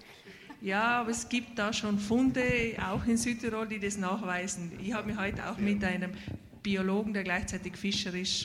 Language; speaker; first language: German; native; German